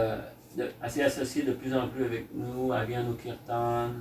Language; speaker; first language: French; native; French